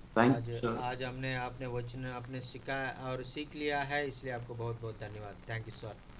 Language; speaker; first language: Hindi; non-native, local second language; Telugu